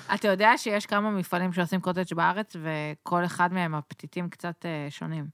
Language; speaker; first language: Hebrew; native; Hebrew